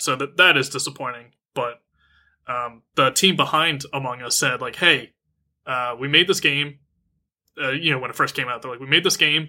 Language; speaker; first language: English; native; English